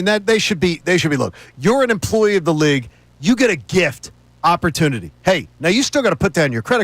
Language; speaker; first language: English; native; English